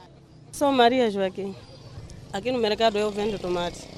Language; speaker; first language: Portuguese; non-native, local second language; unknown